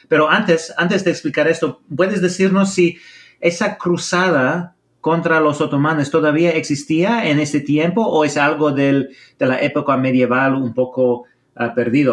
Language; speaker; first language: Spanish; non-native, fluent; English